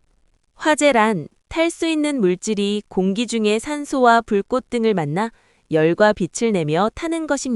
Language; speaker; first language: Korean; non-native, learner; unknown